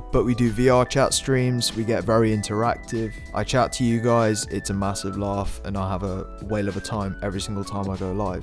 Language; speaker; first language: English; native; English